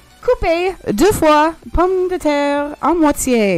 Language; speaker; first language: French; non-native, learner; English